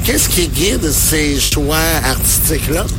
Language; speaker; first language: French; native; French